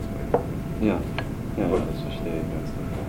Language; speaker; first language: German; non-native, learner; Spanish